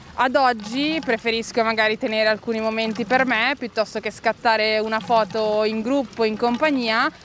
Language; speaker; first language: Italian; native; Italian